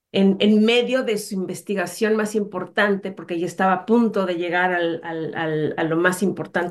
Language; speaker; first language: Spanish; native; Spanish